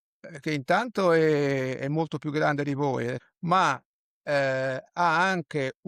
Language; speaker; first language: Italian; native; Italian